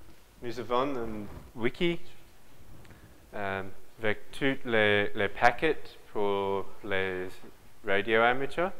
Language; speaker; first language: French; non-native, learner; English